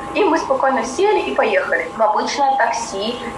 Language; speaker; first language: Russian; native; Russian